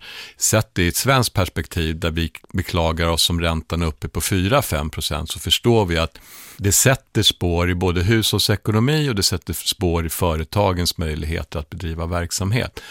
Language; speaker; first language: Swedish; native; Swedish